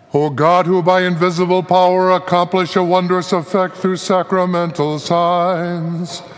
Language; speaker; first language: English; native; English